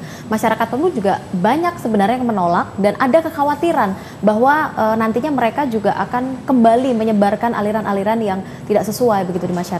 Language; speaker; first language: Indonesian; native; Indonesian